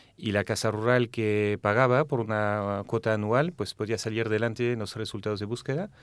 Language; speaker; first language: Spanish; non-native, fluent; French